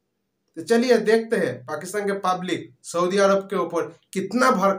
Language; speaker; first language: Hindi; non-native, local second language; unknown